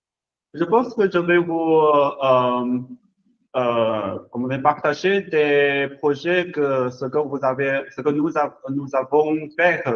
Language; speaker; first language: French; non-native, learner; Chinese